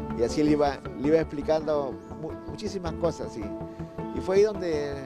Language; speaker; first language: Spanish; native; Spanish